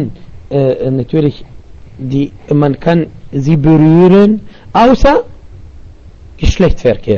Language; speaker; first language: German; non-native, learner; Arabic